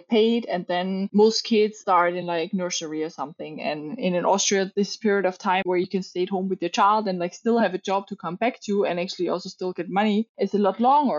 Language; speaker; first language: English; non-native, fluent; German